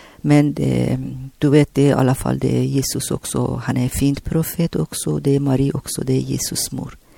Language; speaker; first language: Swedish; non-native, learner; Persian